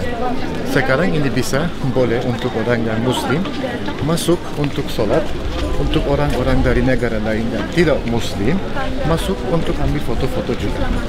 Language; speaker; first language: Indonesian; non-native, fluent; Turkish